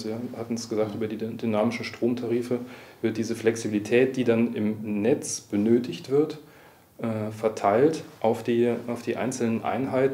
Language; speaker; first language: German; native; German